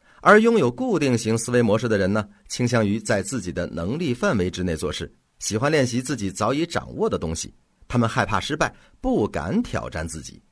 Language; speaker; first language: Chinese; native; Chinese